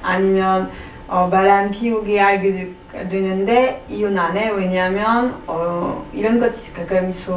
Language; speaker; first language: Korean; non-native, fluent; French